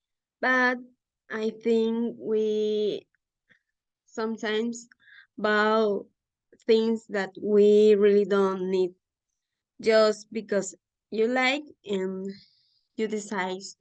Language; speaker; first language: English; non-native, learner; Spanish